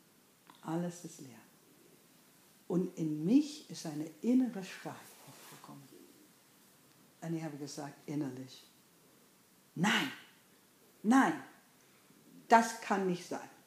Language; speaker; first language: German; non-native, fluent; English